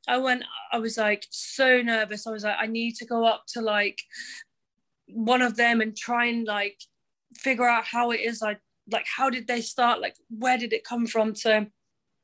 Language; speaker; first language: English; native; English